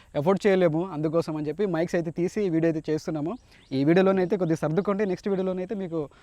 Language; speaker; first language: Telugu; native; Telugu